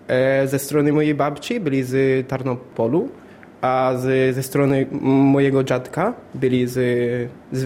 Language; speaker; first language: Polish; non-native, learner; English